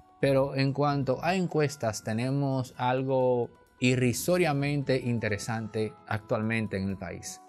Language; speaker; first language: Spanish; native; Spanish